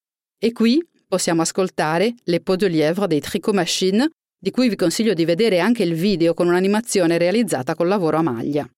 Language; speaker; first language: Italian; native; Italian